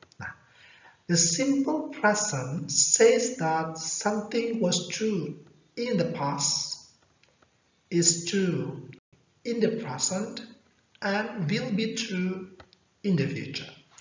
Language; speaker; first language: English; non-native, fluent; Indonesian